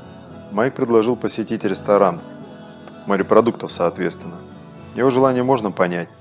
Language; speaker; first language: Russian; native; Russian